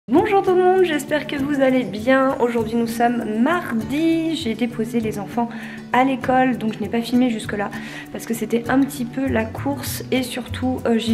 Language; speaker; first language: French; native; French